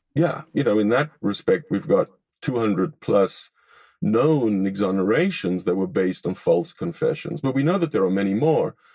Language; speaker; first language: English; non-native, fluent; Hebrew